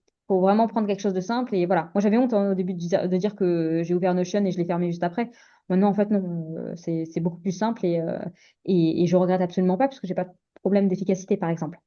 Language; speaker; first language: French; native; French